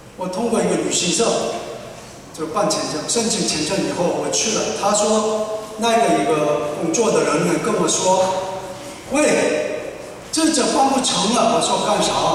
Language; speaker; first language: Chinese; non-native, fluent; Korean